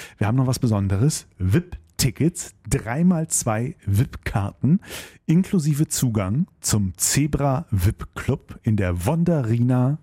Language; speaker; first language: German; native; German